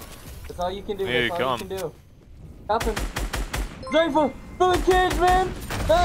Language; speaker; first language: English; native; English